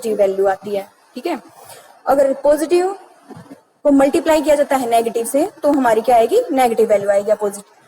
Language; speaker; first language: Hindi; native; Hindi